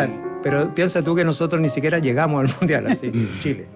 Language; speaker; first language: Spanish; native; Spanish